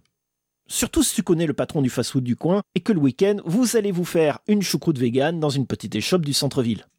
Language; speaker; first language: French; native; French